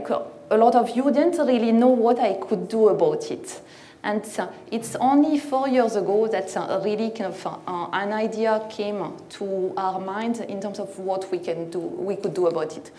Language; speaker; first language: English; non-native, fluent; French